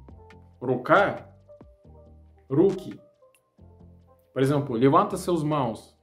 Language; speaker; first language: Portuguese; non-native, learner; Russian